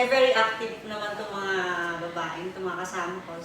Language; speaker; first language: Filipino; native; Filipino